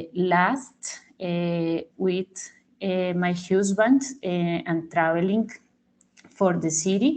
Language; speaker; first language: English; non-native, learner; Spanish